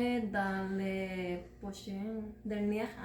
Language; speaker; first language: French; non-native, learner; Spanish